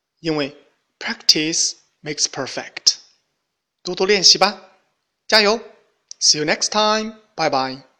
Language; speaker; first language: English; non-native, fluent; Chinese